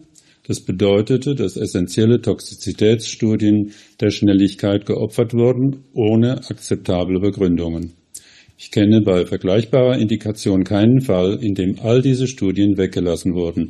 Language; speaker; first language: German; native; German